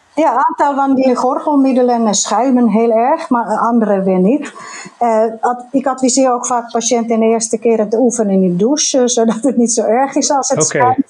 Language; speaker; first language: Dutch; non-native, fluent; Finnish